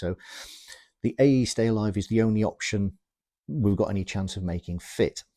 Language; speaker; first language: English; native; English